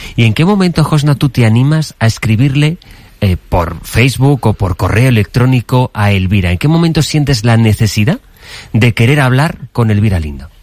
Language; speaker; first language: Spanish; native; Spanish